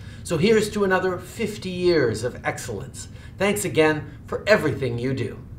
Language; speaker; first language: English; early bilingual, other home language; French